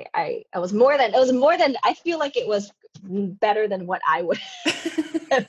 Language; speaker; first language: English; non-native, local second language; Cantonese